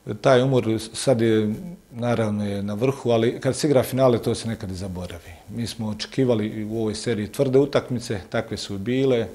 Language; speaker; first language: Croatian; native; Croatian